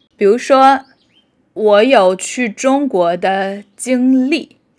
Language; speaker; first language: Chinese; native; Chinese